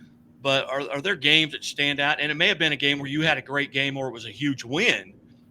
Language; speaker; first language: English; native; English